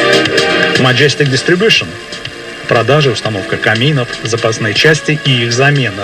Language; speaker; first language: Russian; native; Russian